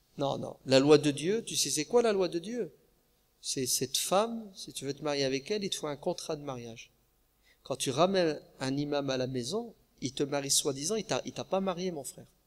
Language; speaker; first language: French; early bilingual, other home language; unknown